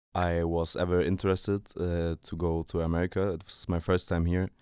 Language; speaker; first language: English; non-native, fluent; German